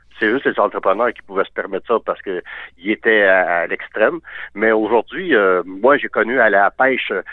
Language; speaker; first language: French; native; French